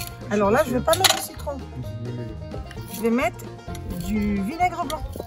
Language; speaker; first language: French; native; French